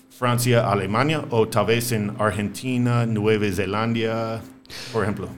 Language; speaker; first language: Spanish; non-native, fluent; English